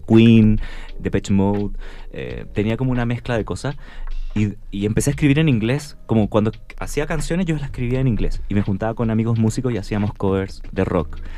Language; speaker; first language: Spanish; native; Spanish